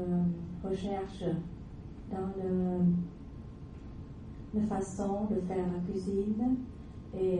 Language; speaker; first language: French; non-native, learner; Vietnamese